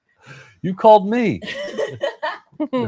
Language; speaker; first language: English; native; English